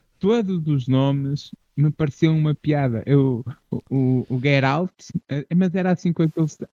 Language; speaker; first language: Portuguese; native; Portuguese